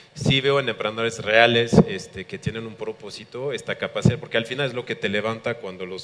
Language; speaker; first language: Spanish; non-native, fluent; French